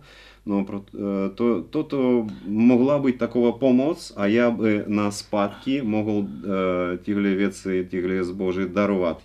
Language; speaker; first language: Czech; non-native, learner; Russian